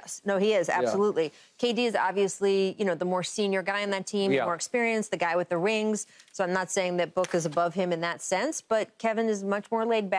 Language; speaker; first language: English; native; English